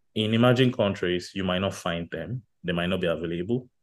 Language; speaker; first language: English; non-native, local second language; Yoruba